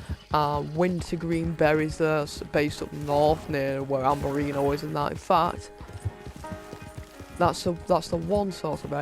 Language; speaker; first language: English; native; English